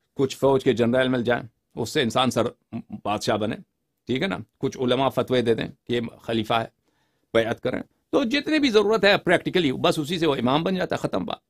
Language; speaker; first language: Urdu; non-native, fluent; Persian